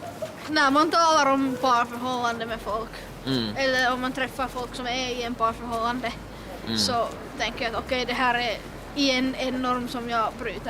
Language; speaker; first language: Swedish; non-native, local second language; Finnish